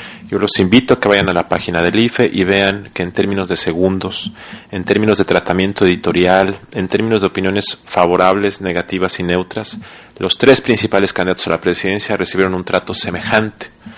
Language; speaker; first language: Spanish; native; Spanish